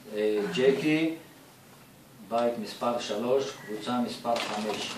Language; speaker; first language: Hebrew; native; Hebrew